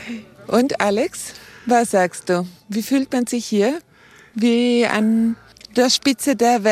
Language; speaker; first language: German; native; German